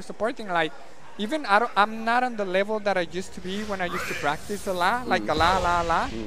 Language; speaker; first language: English; non-native, learner; Spanish